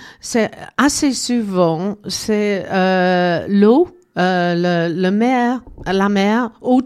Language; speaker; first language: French; non-native, learner; English